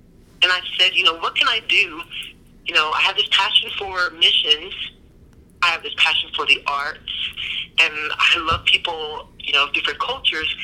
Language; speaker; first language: English; native; English